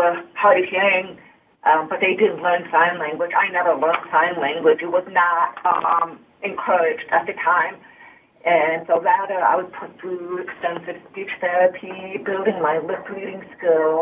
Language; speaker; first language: English; early bilingual, other home language; Hungarian